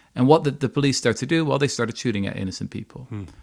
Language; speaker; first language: English; non-native, fluent; Dutch